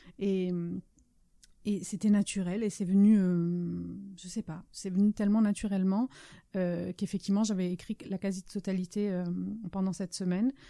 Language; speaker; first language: French; early bilingual, other home language; Italian